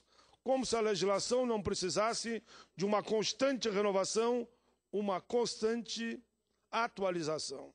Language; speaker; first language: Portuguese; native; Portuguese